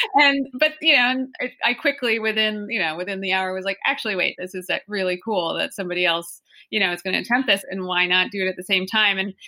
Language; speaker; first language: English; native; English